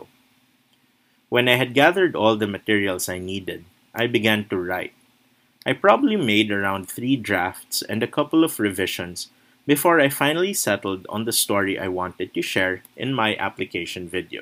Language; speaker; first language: English; non-native, local second language; Filipino